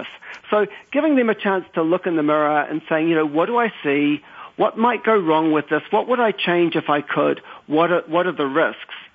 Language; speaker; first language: English; native; English